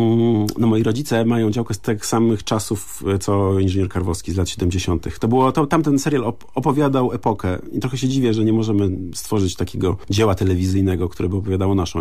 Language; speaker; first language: Polish; native; Polish